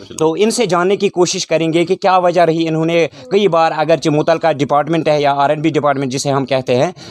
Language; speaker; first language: Urdu; non-native, local second language; Kashmiri